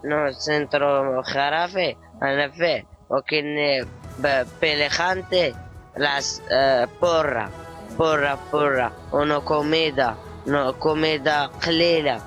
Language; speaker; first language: Spanish; non-native, learner; Arabic